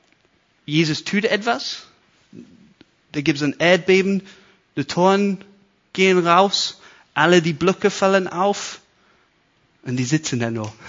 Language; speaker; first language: German; non-native, fluent; English